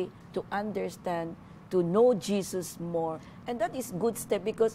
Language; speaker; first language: English; non-native, local second language; Filipino